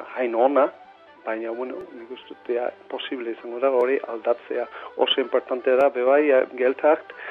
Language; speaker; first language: Basque; non-native, fluent; English